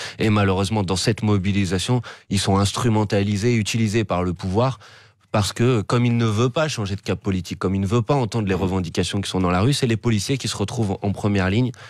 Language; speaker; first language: French; native; French